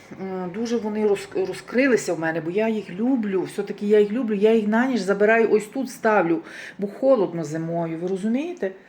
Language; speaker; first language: Ukrainian; native; Ukrainian